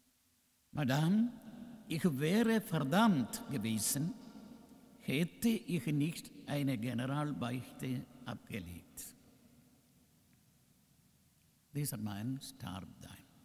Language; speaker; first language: German; non-native, learner; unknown